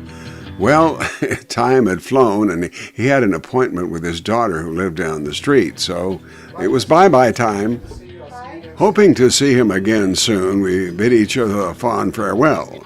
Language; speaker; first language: English; native; English